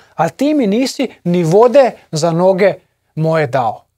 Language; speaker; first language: Croatian; native; Croatian